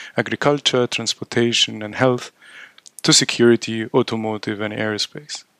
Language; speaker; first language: English; non-native, fluent; Arabic